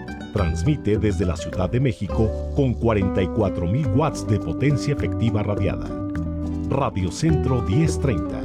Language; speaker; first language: Spanish; native; Spanish